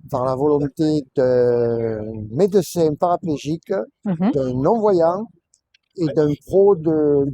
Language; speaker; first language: French; native; French